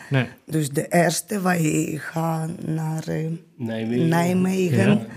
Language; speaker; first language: Dutch; non-native, learner; Ukrainian